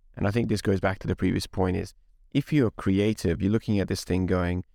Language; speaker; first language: English; non-native, fluent; Hungarian